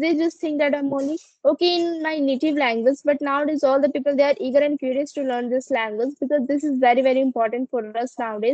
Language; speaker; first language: English; non-native, learner; Hindi